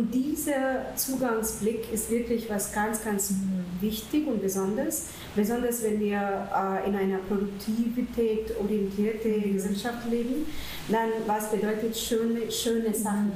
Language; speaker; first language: German; non-native, fluent; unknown